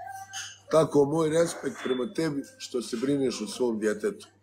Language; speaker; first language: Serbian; early bilingual, heritage; Bosnian